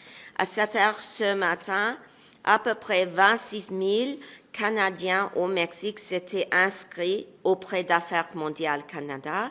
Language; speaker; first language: French; non-native, local second language; English